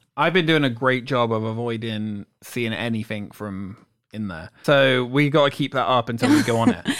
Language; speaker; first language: English; native; English